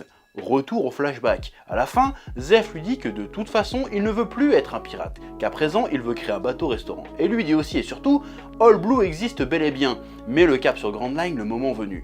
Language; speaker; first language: French; native; French